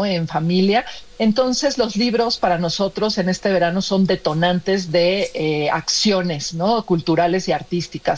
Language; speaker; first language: Spanish; native; Spanish